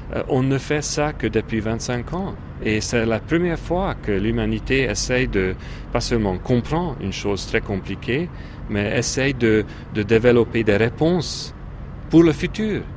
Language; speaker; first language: French; non-native, fluent; Hungarian